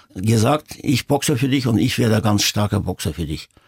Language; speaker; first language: German; early bilingual, other home language; Turkish